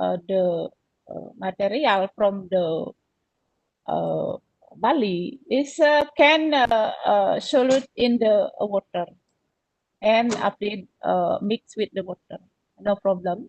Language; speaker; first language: English; non-native, learner; Indonesian